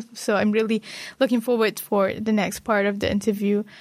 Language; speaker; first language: English; non-native, local second language; Malay